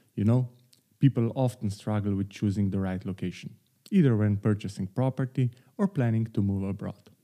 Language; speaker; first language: English; non-native, fluent; Slovenian